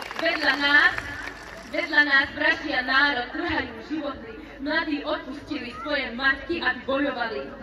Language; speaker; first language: Slovak; non-native, local second language; Hungarian